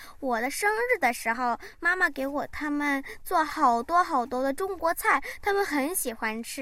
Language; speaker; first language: Chinese; early bilingual, heritage; Chinese